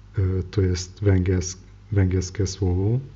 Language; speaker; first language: Polish; non-native, learner; Hungarian